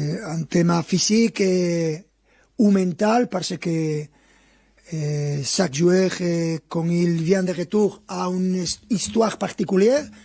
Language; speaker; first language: French; non-native, fluent; Spanish